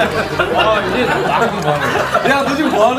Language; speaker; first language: Korean; native; Korean